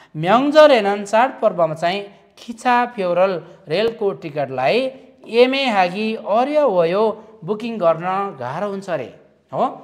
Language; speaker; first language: Nepali; native; Nepali